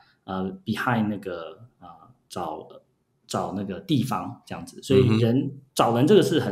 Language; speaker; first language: Chinese; early bilingual, heritage; Chinese